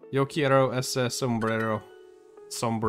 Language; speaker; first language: Spanish; non-native, learner; English